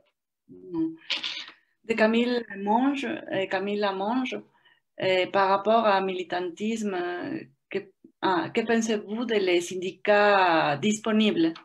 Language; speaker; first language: French; non-native, fluent; Spanish